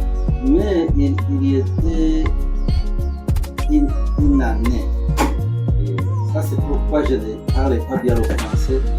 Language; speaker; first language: French; non-native, learner; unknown